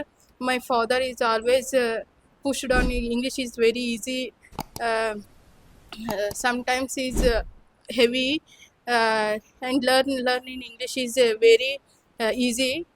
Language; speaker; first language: English; non-native, local second language; Kannada